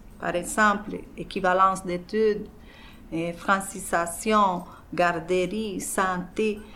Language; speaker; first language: French; non-native, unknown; Spanish